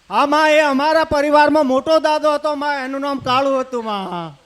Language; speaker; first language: Gujarati; native; Gujarati